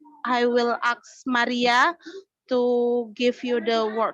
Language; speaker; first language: English; non-native, learner; Indonesian